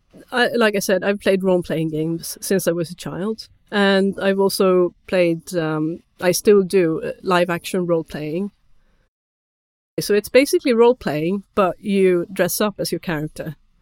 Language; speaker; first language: English; non-native, fluent; Swedish